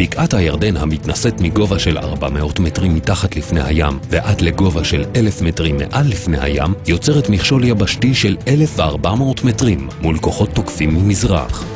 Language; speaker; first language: Hebrew; native; Hebrew